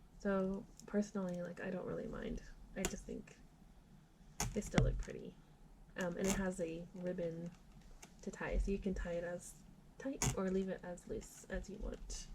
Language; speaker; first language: English; native; English